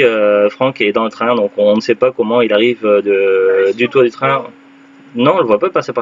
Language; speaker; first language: French; native; French